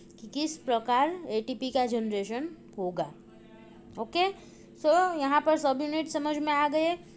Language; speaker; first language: Hindi; non-native, local second language; Gujarati